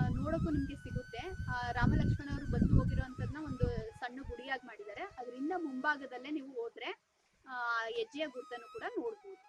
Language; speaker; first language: Kannada; native; Kannada